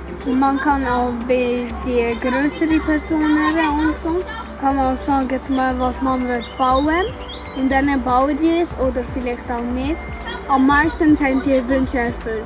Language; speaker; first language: German; early bilingual, other home language; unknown